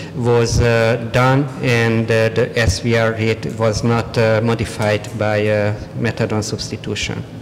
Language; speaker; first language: English; non-native, fluent; Hungarian